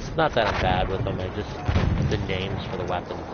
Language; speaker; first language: English; native; English